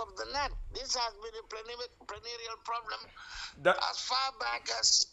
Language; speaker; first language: English; non-native, local second language; Wolof